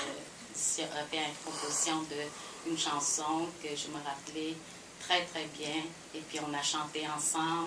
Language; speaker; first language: French; non-native, fluent; Khmer